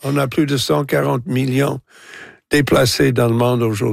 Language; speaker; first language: French; non-native, local second language; English